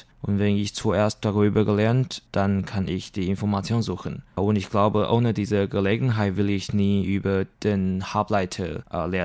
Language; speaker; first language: German; non-native, learner; Chinese